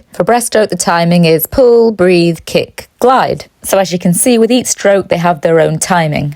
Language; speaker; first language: English; native; English